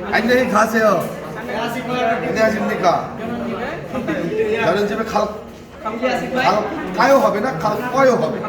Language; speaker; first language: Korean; non-native, fluent; Bangla